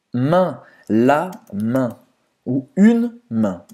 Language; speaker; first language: French; native; French